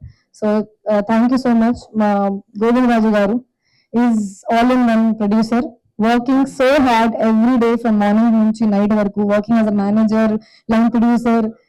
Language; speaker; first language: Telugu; non-native, fluent; Hindi